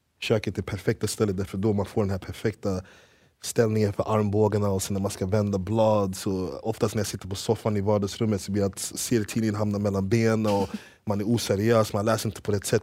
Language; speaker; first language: Swedish; early bilingual, other home language; English